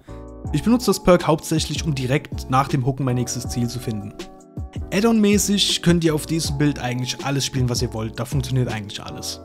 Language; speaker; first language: German; native; German